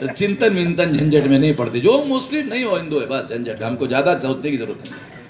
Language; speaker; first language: Urdu; native; Urdu